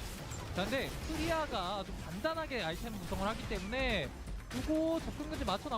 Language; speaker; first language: Korean; native; Korean